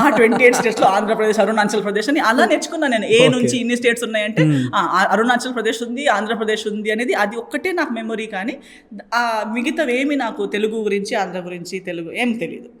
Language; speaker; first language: Telugu; non-native, fluent; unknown